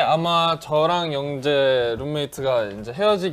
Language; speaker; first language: Korean; native; Korean